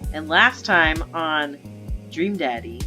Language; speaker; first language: English; native; English